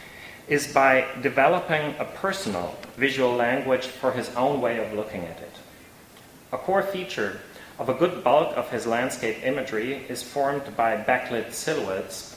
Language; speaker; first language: English; non-native, fluent; German